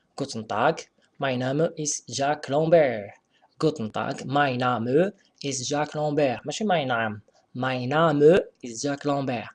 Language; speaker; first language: German; non-native, fluent; Arabic